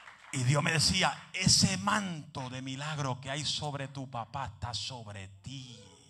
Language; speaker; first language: Spanish; early bilingual, heritage; Spanish